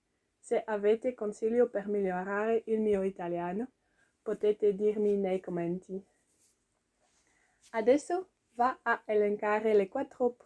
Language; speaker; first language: Italian; non-native, learner; French